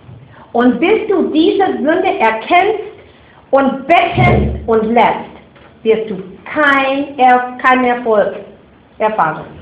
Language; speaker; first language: German; non-native, fluent; English